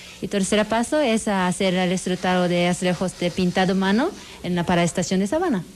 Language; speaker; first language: Spanish; non-native, learner; Japanese